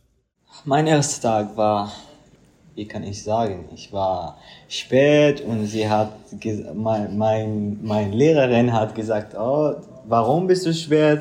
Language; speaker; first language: German; non-native, learner; Arabic